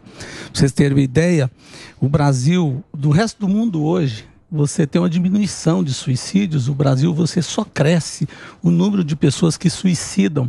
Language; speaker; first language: Portuguese; native; Portuguese